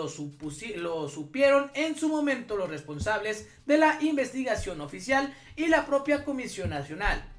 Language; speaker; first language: Spanish; native; Spanish